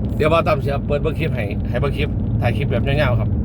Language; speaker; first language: Thai; native; Thai